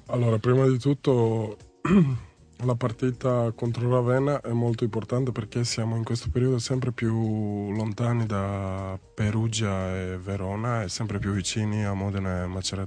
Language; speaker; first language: Italian; non-native, fluent; Serbian